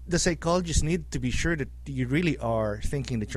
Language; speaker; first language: English; non-native, local second language; Filipino